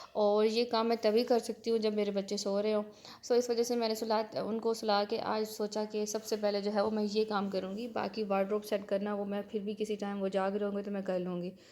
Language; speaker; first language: Urdu; native; Urdu